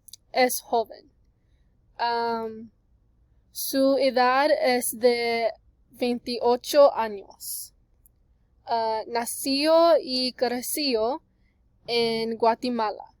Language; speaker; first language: Spanish; non-native, learner; English